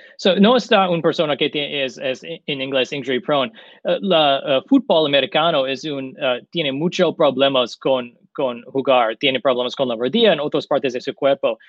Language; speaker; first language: Spanish; non-native, learner; English